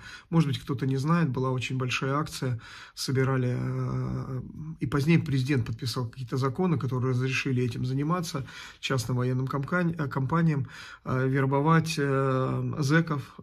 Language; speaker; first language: Russian; native; Russian